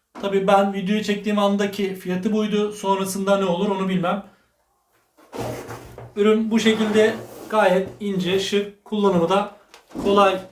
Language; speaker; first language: Turkish; native; Turkish